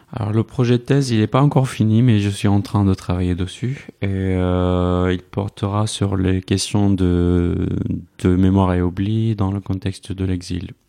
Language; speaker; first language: French; non-native, fluent; Arabic